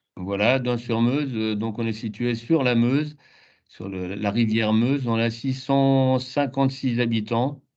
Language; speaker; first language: French; native; French